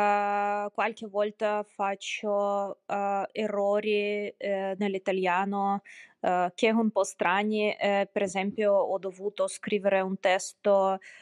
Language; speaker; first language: Italian; non-native, learner; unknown